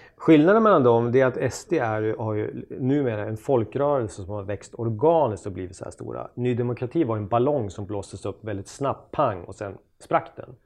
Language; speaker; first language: Swedish; native; Swedish